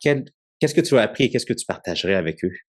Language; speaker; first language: French; native; French